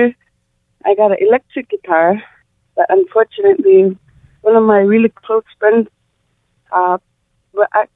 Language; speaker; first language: English; non-native, fluent; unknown